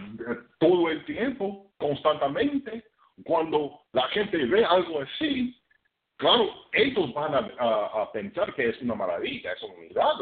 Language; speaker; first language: Spanish; non-native, fluent; English